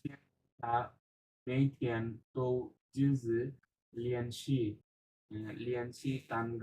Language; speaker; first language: Chinese; non-native, learner; Bangla